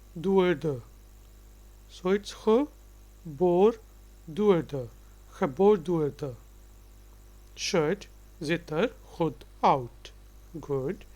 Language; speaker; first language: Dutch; non-native, learner; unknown